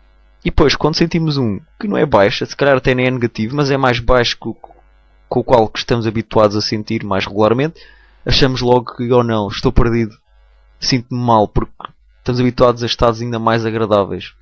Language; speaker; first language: Portuguese; native; Portuguese